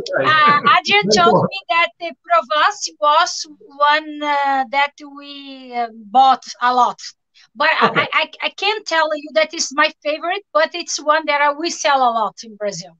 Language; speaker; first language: English; non-native, learner; Portuguese